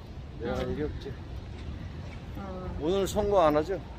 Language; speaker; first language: Korean; native; Korean